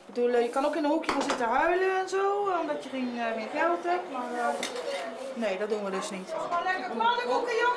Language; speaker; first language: Dutch; native; Dutch